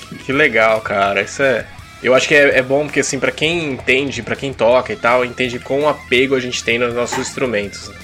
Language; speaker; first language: Portuguese; native; Portuguese